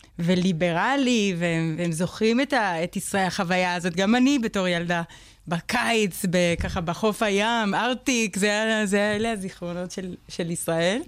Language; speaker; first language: Hebrew; non-native, fluent; Spanish